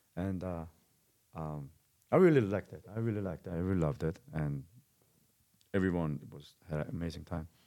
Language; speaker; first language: English; non-native, fluent; Korean